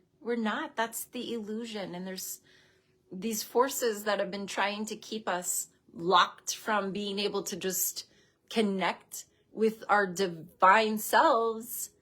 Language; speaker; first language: English; native; English